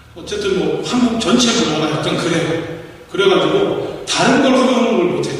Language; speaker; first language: Korean; native; Korean